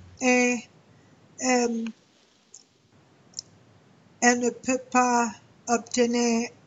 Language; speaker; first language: French; non-native, learner; English